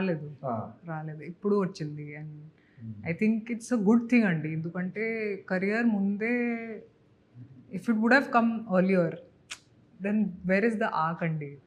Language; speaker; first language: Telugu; non-native, fluent; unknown